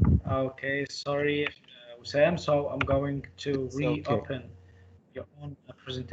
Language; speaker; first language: English; non-native, fluent; Arabic